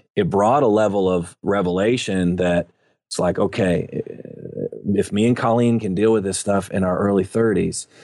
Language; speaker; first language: English; native; English